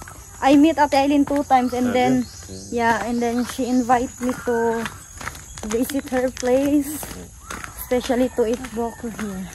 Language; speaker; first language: English; non-native, learner; Russian